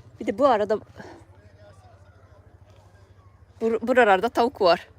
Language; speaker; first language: Turkish; non-native, fluent; Japanese